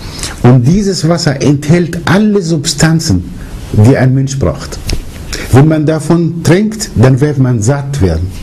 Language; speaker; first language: German; early bilingual, other home language; Arabic